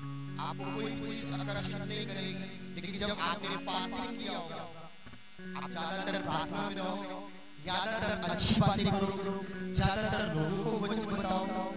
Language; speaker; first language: Hindi; non-native, local second language; Punjabi